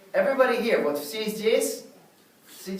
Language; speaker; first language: Russian; non-native, fluent; English